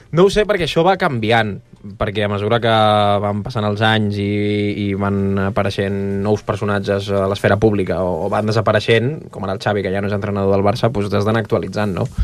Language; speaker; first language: Catalan; early bilingual, other home language; Spanish